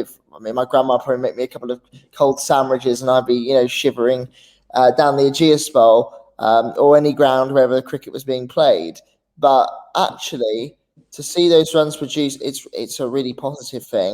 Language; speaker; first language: English; native; English